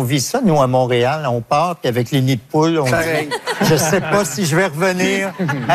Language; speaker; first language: French; native; French